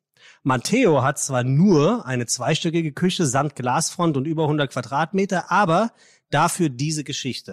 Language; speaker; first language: German; native; German